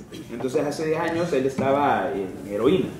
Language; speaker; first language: Spanish; native; Spanish